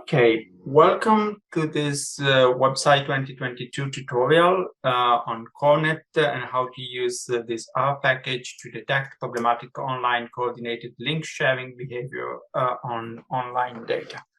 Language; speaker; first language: English; non-native, fluent; Italian